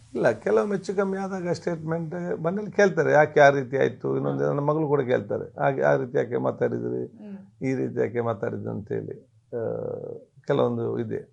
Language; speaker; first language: Kannada; non-native, local second language; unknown